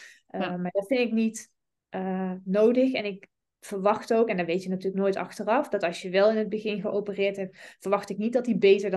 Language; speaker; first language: Dutch; native; Dutch